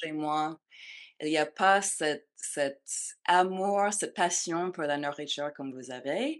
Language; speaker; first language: French; non-native, fluent; English